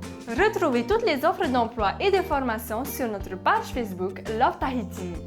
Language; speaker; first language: French; native; French